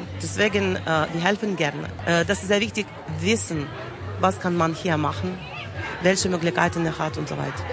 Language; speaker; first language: German; non-native, learner; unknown